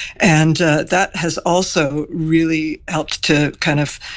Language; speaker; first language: English; native; English